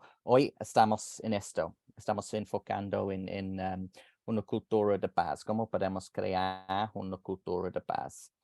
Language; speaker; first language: Spanish; non-native, fluent; English